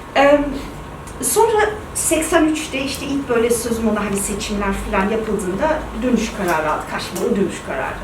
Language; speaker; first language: Turkish; early bilingual, heritage; Turkish